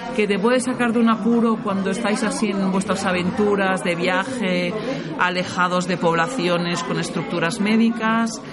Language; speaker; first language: Spanish; native; Spanish